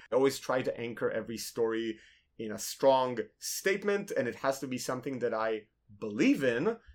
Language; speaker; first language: English; non-native, fluent; Hebrew